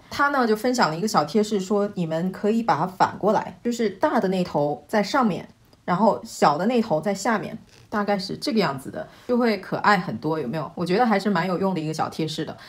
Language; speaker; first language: Chinese; native; Chinese